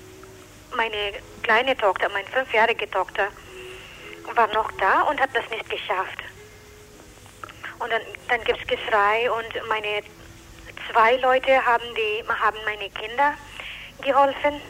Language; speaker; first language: German; non-native, learner; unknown